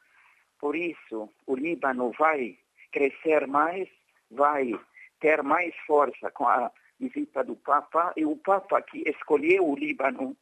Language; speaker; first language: Portuguese; non-native, fluent; Arabic